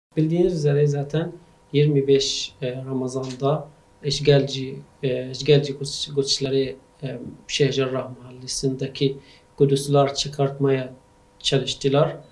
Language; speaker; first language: Turkish; non-native, fluent; Arabic